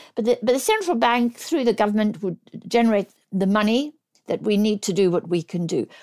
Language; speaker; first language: English; native; English